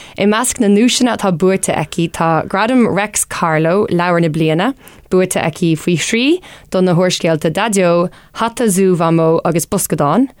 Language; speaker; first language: Irish; non-native, local second language; English